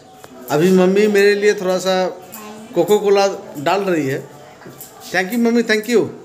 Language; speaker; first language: Hindi; native; Hindi